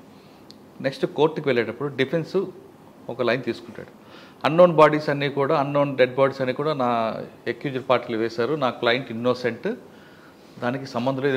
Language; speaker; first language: Telugu; native; Telugu